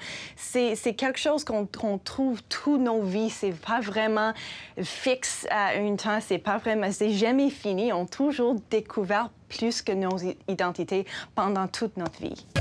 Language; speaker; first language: French; non-native, local second language; English